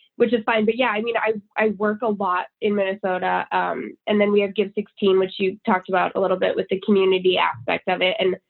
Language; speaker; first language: English; native; English